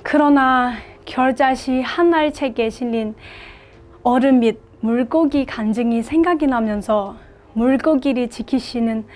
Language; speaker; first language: Korean; non-native, fluent; Burmese